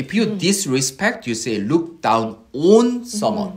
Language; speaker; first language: English; non-native, fluent; Korean